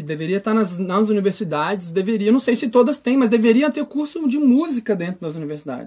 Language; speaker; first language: Portuguese; native; Portuguese